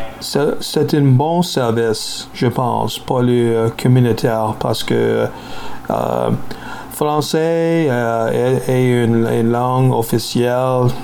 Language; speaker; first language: French; non-native, learner; English